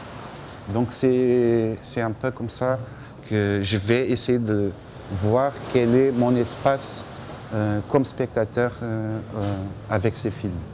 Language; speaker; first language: French; non-native, fluent; Portuguese